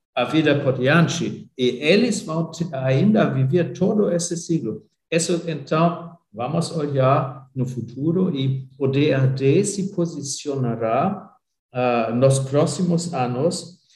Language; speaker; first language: Portuguese; non-native, fluent; German